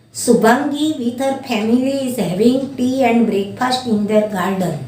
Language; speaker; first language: English; non-native, local second language; Gujarati